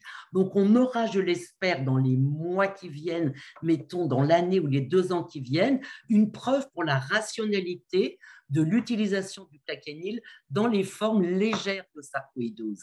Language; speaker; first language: French; native; French